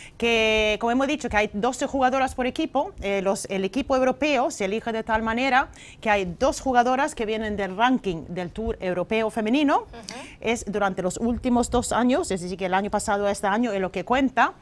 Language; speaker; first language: Spanish; non-native, fluent; Swedish